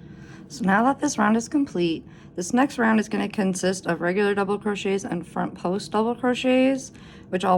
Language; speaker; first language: English; native; English